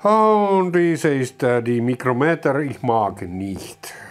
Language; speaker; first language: German; non-native, learner; Finnish